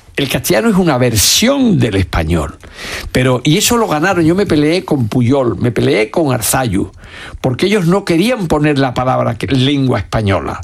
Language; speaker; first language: Spanish; native; Spanish